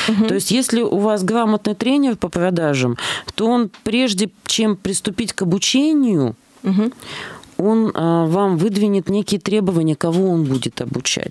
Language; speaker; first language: Russian; native; Russian